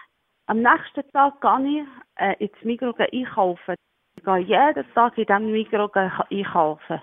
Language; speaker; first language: German; non-native, learner; Arabic